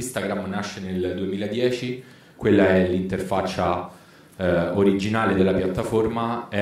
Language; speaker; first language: Italian; native; Italian